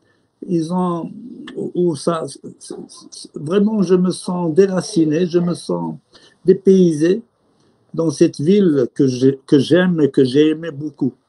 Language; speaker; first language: French; non-native, local second language; Arabic